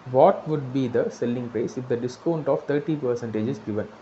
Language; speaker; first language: English; non-native, local second language; Tamil